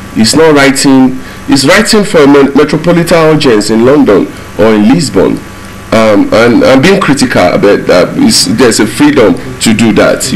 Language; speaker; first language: English; non-native, local second language; Yoruba